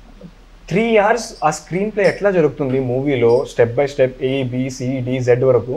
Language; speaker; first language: Telugu; non-native, local second language; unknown